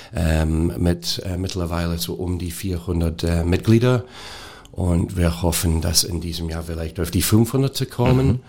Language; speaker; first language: German; non-native, fluent; English